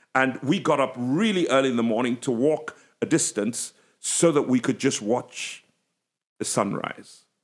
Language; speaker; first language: English; native; English